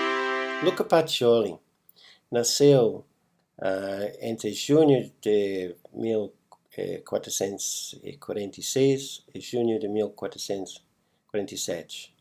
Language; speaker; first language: Portuguese; non-native, fluent; English